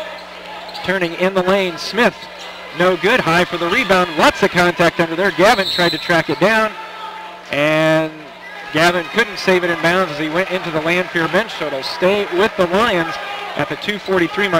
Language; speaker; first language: English; native; English